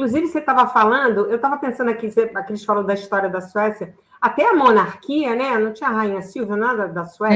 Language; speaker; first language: Portuguese; native; Portuguese